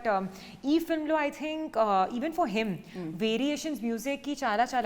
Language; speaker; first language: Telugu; non-native, learner; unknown